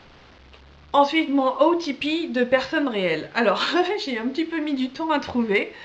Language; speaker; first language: French; native; French